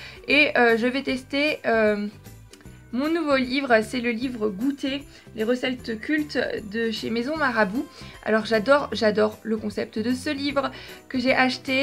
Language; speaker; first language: French; native; French